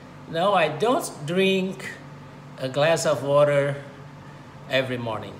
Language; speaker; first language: English; non-native, fluent; Indonesian